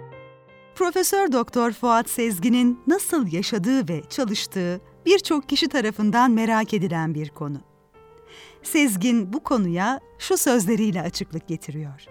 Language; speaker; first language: Turkish; native; Turkish